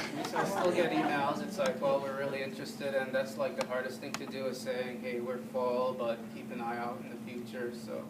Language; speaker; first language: English; non-native, fluent; Thai